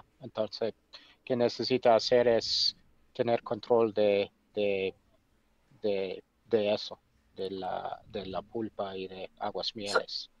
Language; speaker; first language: Spanish; non-native, fluent; English